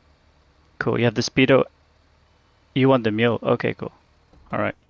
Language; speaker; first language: English; native; English